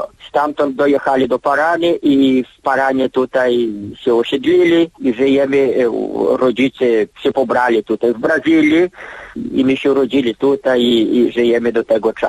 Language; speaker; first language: Polish; early bilingual, heritage; Polish